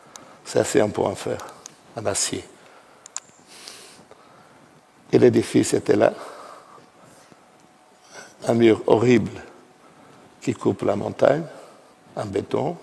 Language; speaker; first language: French; non-native, fluent; Portuguese